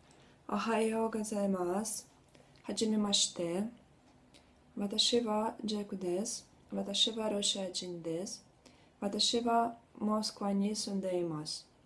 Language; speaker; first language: Japanese; non-native, learner; Russian